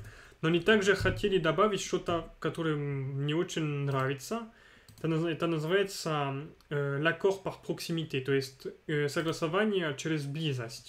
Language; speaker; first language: Russian; non-native, fluent; French